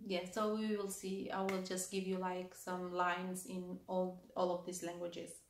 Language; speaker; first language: English; non-native, fluent; Romanian